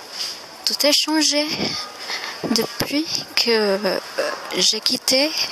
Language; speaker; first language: French; non-native, fluent; Indonesian